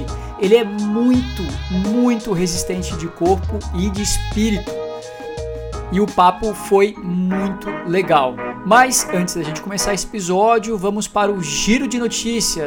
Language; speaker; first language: Portuguese; native; Portuguese